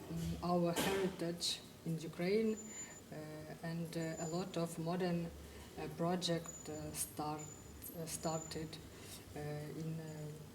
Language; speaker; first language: English; non-native, fluent; Ukrainian